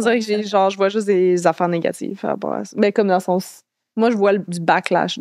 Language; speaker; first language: French; native; French